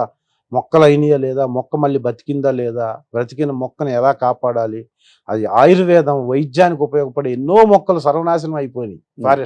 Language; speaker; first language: Telugu; native; Telugu